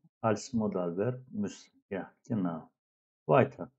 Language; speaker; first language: German; non-native, fluent; Turkish